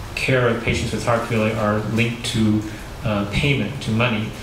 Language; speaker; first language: English; native; English